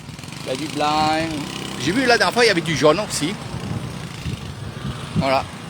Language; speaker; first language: French; native; French